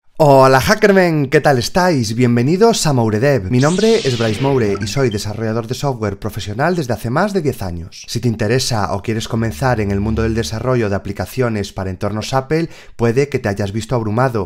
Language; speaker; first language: Spanish; native; Spanish